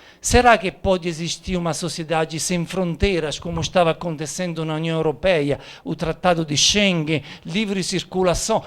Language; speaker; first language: Portuguese; non-native, fluent; Italian